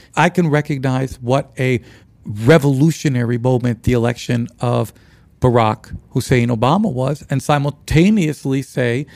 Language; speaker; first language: English; early bilingual, other home language; Spanish